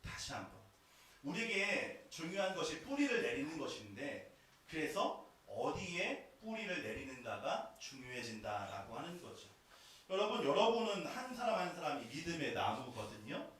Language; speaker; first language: Korean; native; Korean